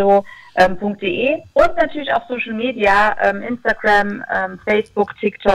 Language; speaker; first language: German; native; German